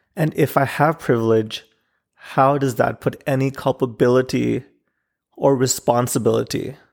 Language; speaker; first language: English; non-native, local second language; Urdu